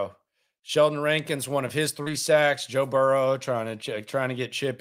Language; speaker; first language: English; native; English